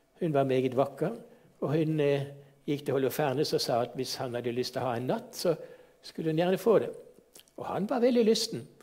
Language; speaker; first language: Norwegian; native; Norwegian